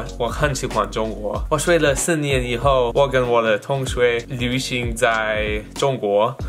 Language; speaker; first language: Chinese; non-native, learner; English